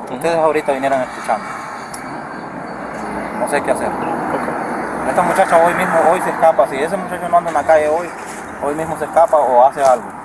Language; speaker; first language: Spanish; native; Spanish